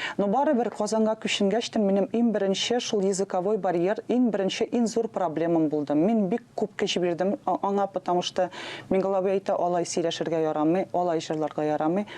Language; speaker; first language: Tatar; non-native, local second language; Russian